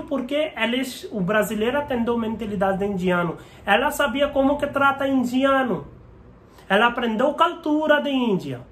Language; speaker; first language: Portuguese; non-native, learner; Hindi